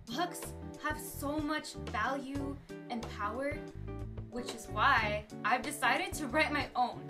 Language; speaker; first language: English; early bilingual, other home language; Spanish